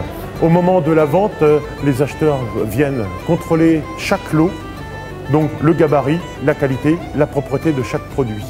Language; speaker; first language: French; native; French